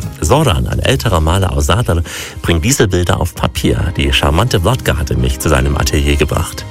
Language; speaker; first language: German; native; German